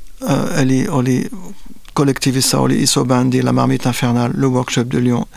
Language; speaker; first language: Finnish; non-native, fluent; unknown